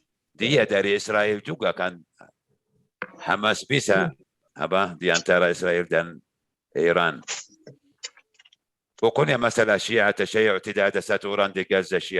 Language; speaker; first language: Indonesian; non-native, learner; Arabic